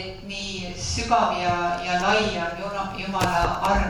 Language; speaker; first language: Finnish; non-native, learner; Estonian